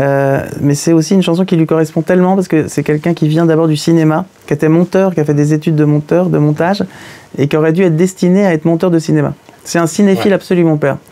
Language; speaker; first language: French; native; French